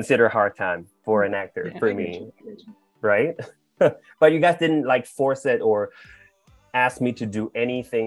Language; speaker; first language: English; non-native, local second language; Cantonese